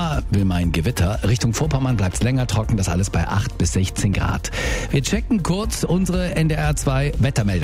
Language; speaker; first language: German; native; German